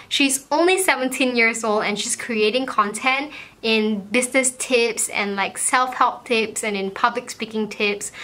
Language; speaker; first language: English; native; English